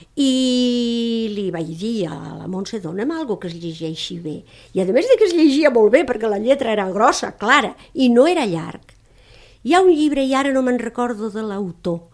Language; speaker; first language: Catalan; native; Catalan